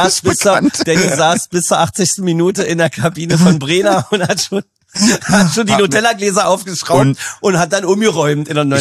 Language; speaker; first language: German; native; German